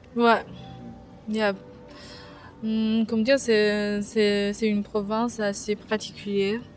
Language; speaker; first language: French; non-native, fluent; Chinese